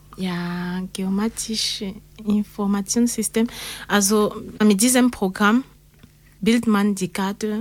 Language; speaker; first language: German; non-native, learner; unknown